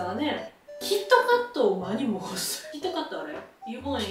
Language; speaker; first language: Korean; non-native, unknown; Japanese